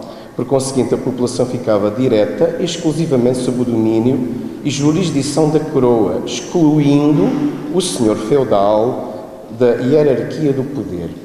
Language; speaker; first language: Portuguese; native; Portuguese